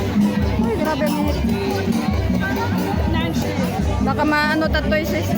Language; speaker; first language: Filipino; non-native, local second language; Cebuano